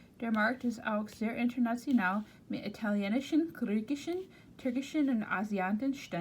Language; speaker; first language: German; non-native, fluent; English